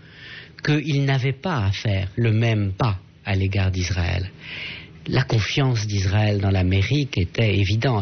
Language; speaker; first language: French; native; French